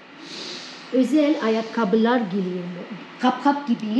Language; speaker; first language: Turkish; non-native, fluent; Arabic